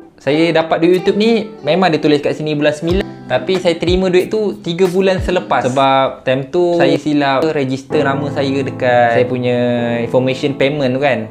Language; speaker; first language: Malay; native; Malay